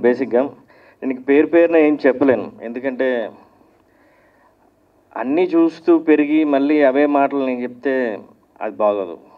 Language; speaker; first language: Telugu; native; Telugu